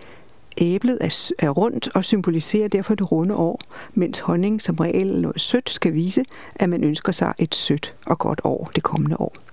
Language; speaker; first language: Danish; native; Danish